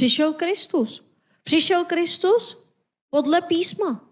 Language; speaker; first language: Czech; non-native, fluent; Korean